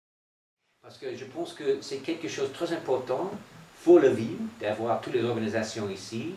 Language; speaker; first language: French; non-native, fluent; English